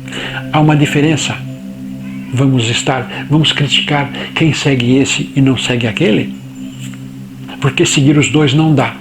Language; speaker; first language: Portuguese; native; Portuguese